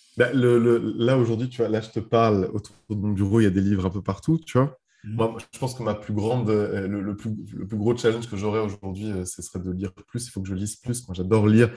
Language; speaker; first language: French; early bilingual, other home language; Arabic